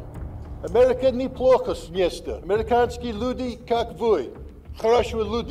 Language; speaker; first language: Russian; non-native, learner; English